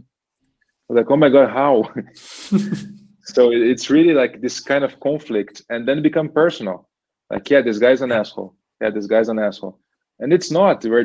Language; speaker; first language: English; non-native, fluent; Portuguese